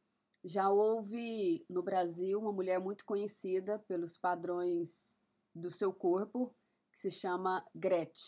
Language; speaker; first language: Portuguese; native; Portuguese